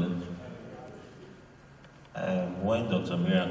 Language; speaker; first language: English; non-native, local second language; Esan